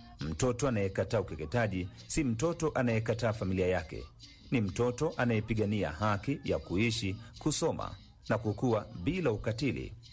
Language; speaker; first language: Swahili; native; Swahili